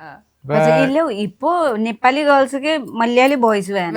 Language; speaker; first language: Malayalam; non-native, fluent; Nepali